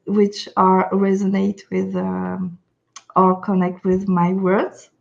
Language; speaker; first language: English; non-native, fluent; French